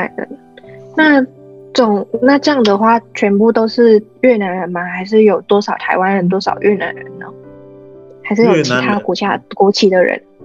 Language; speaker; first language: Chinese; non-native, fluent; Vietnamese